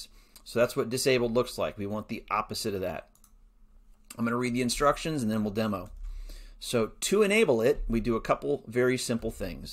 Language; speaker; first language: English; native; English